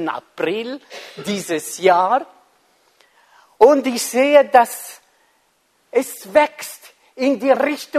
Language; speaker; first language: German; non-native, fluent; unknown